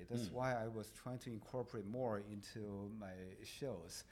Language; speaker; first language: English; non-native, fluent; Chinese